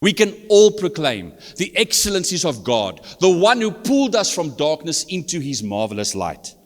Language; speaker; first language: English; non-native, local second language; Afrikaans